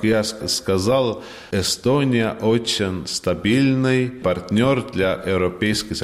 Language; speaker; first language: Russian; non-native, learner; Estonian